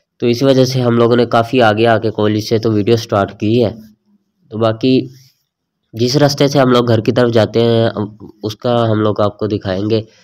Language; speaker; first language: Urdu; non-native, local second language; Saraiki